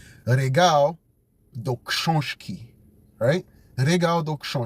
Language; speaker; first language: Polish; non-native, learner; English